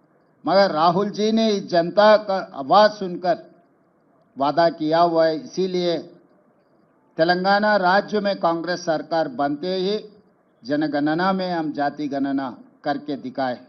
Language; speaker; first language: Hindi; non-native, local second language; Telugu